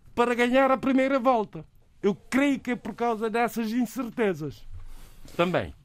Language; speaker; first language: Portuguese; non-native, local second language; Kabuverdianu